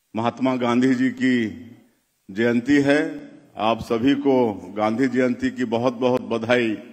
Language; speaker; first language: Hindi; native; Hindi